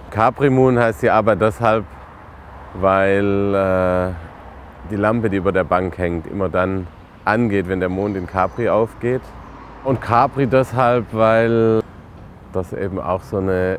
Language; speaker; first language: German; native; German